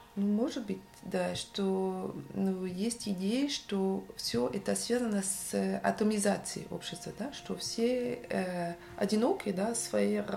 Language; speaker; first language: Russian; non-native, fluent; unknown